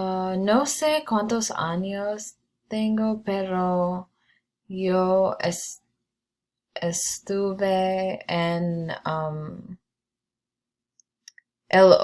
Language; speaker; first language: Spanish; non-native, learner; English